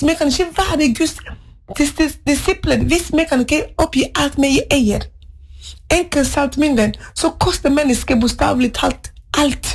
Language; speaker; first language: Norwegian; non-native, fluent; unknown